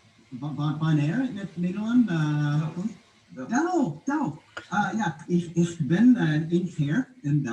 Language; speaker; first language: Dutch; non-native, learner; English